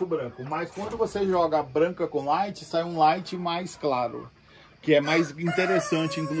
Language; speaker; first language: Portuguese; native; Portuguese